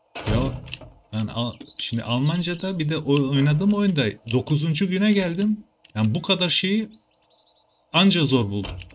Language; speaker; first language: Turkish; early bilingual, heritage; Turkish